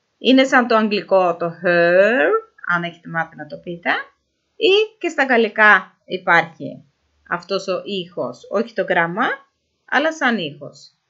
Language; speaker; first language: Greek; non-native, fluent; Norwegian